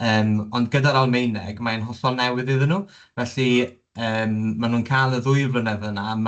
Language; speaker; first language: Welsh; native; Welsh